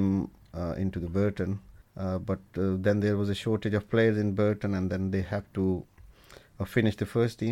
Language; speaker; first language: English; non-native, local second language; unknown